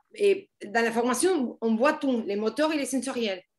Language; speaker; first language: French; non-native, fluent; Spanish